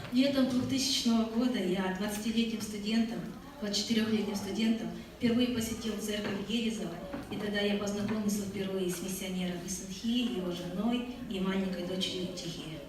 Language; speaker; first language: Russian; native; Russian